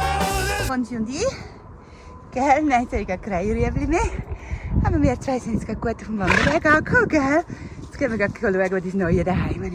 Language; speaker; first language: German; native; German